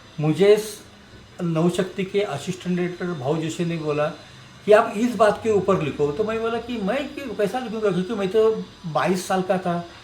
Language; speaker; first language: Hindi; non-native, local second language; Marathi